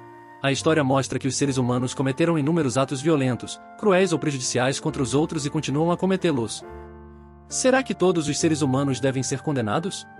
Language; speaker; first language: Portuguese; native; Portuguese